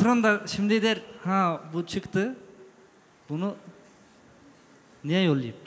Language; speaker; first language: Turkish; native; Turkish